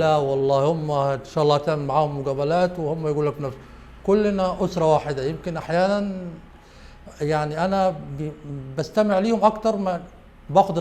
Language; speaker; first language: Arabic; native; Arabic